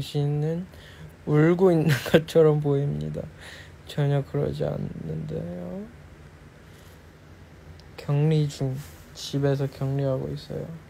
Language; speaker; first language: Korean; non-native, fluent; Chinese